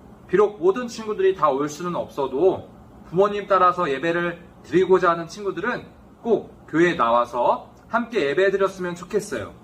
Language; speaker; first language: Korean; native; Korean